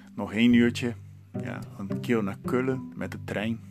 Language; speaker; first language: Dutch; non-native, learner; Portuguese